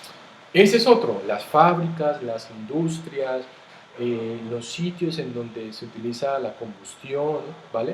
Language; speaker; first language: Spanish; native; Spanish